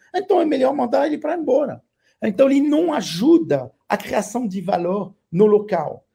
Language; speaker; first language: Portuguese; non-native, fluent; French